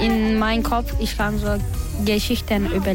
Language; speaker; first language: German; non-native, learner; Turkish